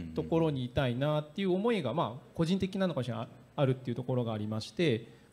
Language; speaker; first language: Japanese; native; Japanese